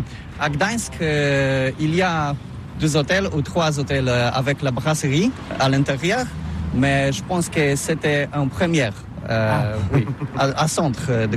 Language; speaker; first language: French; non-native, learner; Polish